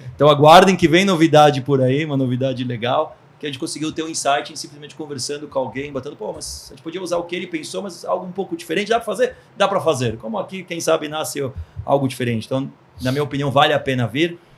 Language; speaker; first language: Portuguese; early bilingual, other home language; Hebrew